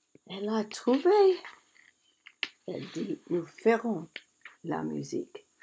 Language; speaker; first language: French; non-native, learner; English